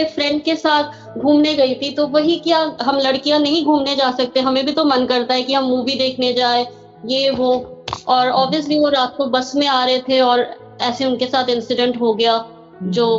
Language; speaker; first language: Hindi; native; Hindi